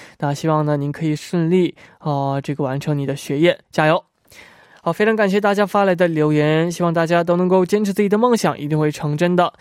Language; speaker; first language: Chinese; native; Chinese